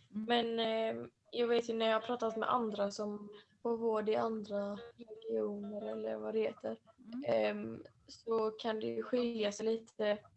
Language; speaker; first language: Swedish; native; Swedish